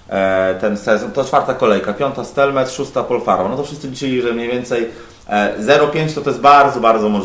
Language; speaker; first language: Polish; native; Polish